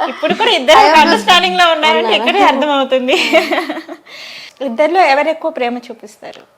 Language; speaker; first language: Telugu; native; Telugu